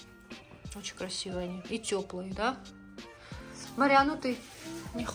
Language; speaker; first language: Russian; native; Russian